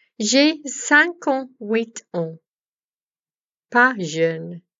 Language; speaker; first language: French; non-native, learner; English